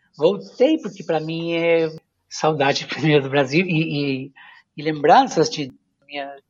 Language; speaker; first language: Portuguese; non-native, fluent; Spanish